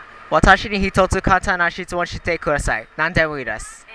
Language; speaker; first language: Japanese; non-native, learner; English